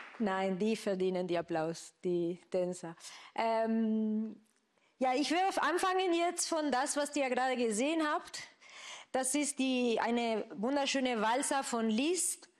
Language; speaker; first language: German; non-native, fluent; Spanish